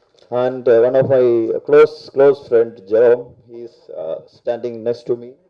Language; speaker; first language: English; non-native, local second language; Malayalam